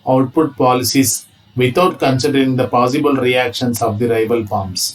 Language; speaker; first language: English; non-native, local second language; Telugu